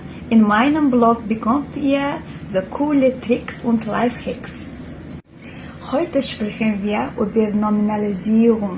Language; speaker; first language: German; non-native, fluent; Uzbek